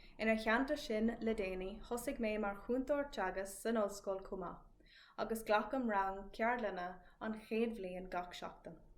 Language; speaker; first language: Irish; non-native, local second language; English